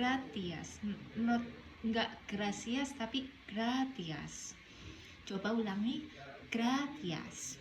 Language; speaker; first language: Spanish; non-native, fluent; Indonesian